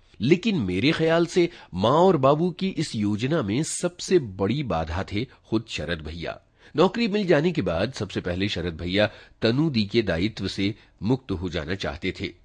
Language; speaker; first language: Hindi; native; Hindi